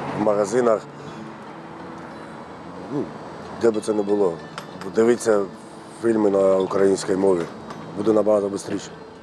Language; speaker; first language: Ukrainian; early bilingual, other home language; Turkish